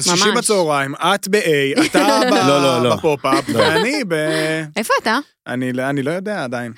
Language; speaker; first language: Hebrew; native; Hebrew